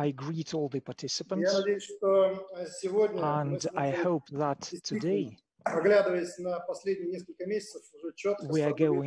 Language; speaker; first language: Russian; native; Russian